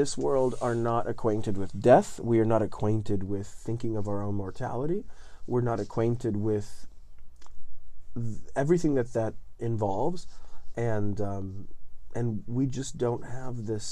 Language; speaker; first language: English; non-native, fluent; Italian